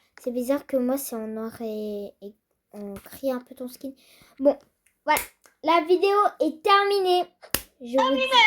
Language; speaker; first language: French; native; French